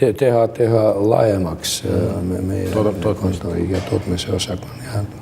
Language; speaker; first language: Estonian; non-native, local second language; Russian